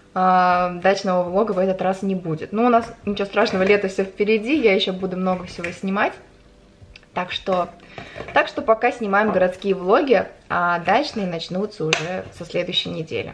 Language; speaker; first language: Russian; native; Russian